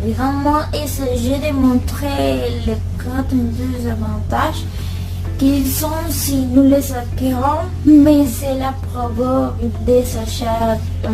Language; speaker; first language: French; non-native, learner; Spanish